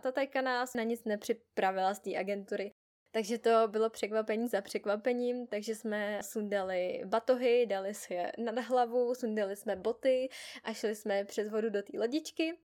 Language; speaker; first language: Czech; native; Czech